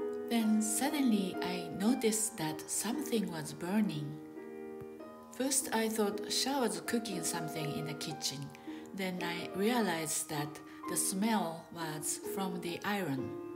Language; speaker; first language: English; non-native, fluent; Japanese